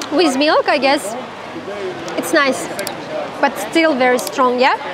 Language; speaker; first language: English; non-native, learner; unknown